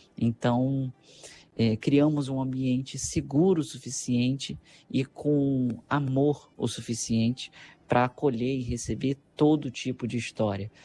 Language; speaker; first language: Portuguese; native; Portuguese